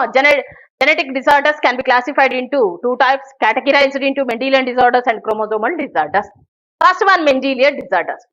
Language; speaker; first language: English; non-native, local second language; Telugu